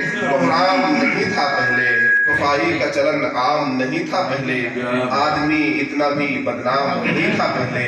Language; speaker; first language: Urdu; native; Urdu